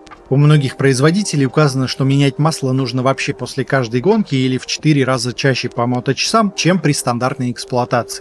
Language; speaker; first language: Russian; native; Russian